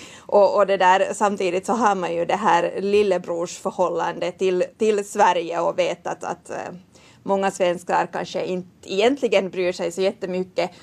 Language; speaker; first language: Swedish; native; Swedish